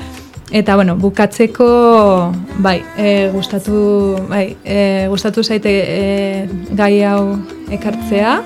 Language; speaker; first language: Basque; non-native, local second language; Spanish